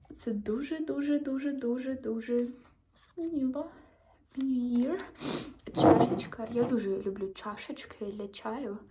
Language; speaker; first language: Ukrainian; non-native, local second language; Russian